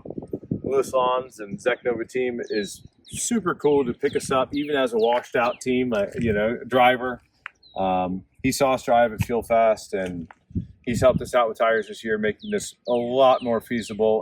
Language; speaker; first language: English; native; English